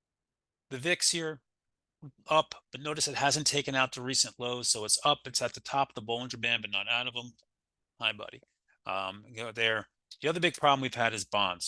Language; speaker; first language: English; native; English